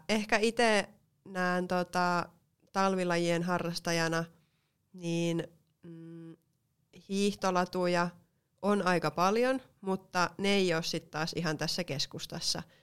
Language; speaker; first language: Finnish; native; Finnish